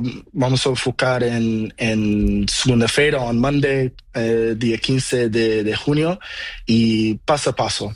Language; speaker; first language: Spanish; non-native, learner; Portuguese